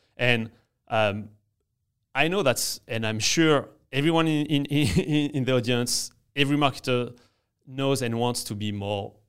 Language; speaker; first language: English; non-native, fluent; French